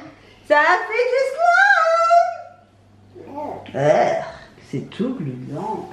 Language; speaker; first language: French; native; French